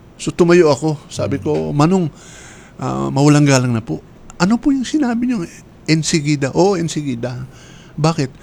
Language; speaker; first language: Filipino; native; Filipino